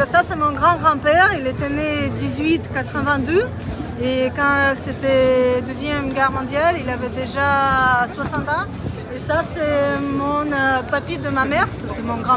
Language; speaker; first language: French; non-native, learner; Russian